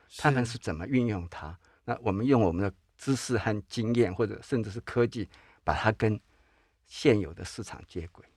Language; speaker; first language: Chinese; native; Chinese